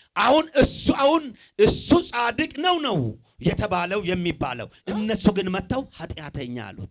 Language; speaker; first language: Amharic; non-native, local second language; Sidamo